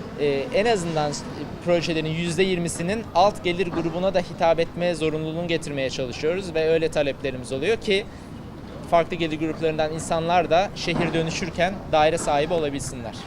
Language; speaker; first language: Turkish; native; Turkish